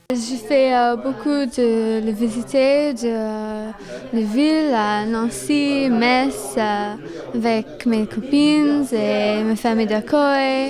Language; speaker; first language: French; non-native, learner; English